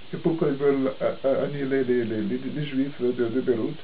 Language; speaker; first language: French; non-native, local second language; Arabic